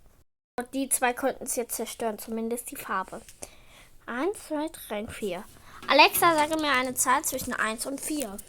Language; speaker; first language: German; native; German